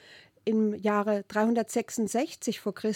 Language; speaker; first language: German; native; German